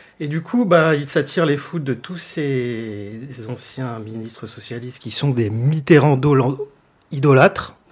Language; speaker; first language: French; native; French